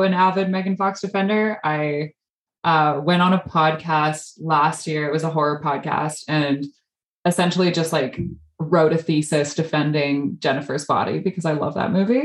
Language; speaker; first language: English; native; English